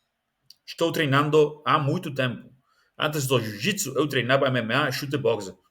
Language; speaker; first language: Portuguese; non-native, learner; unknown